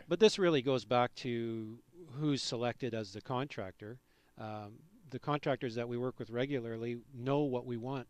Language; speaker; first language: English; native; English